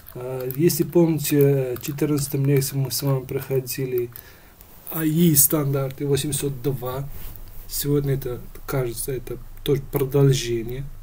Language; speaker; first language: Russian; non-native, local second language; Uzbek